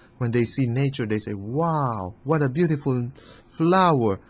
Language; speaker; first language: English; non-native, fluent; Chinese